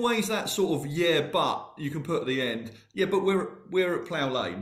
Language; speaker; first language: English; native; English